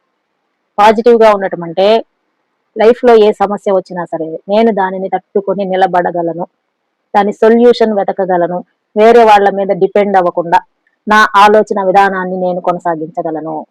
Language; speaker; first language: Telugu; native; Telugu